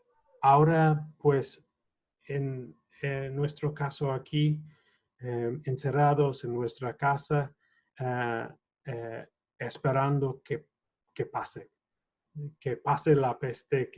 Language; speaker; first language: Spanish; non-native, fluent; English